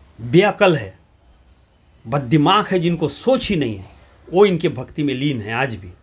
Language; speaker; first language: Hindi; native; Hindi